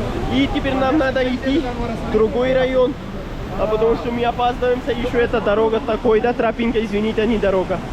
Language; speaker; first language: Russian; non-native, learner; Pashto